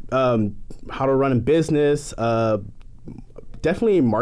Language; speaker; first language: English; non-native, fluent; Japanese